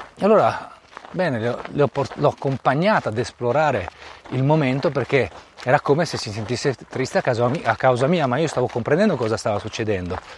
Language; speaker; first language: Italian; native; Italian